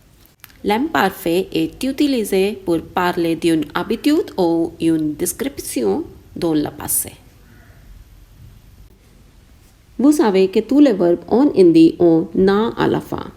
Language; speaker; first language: French; non-native, fluent; Hindi